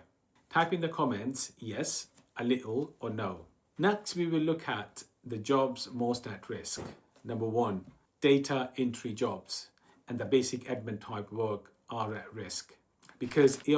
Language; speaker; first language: English; non-native, fluent; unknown